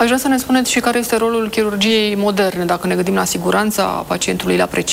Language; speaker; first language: Romanian; native; Romanian